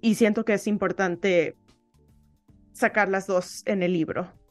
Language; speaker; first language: Spanish; early bilingual, heritage; Spanish